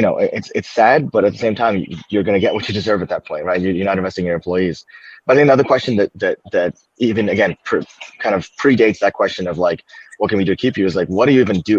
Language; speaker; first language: English; native; English